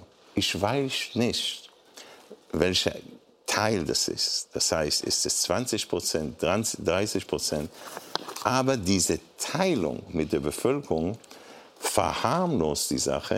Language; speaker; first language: German; non-native, fluent; Hebrew